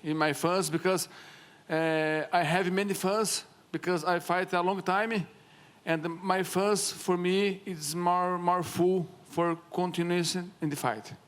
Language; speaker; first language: English; non-native, learner; Portuguese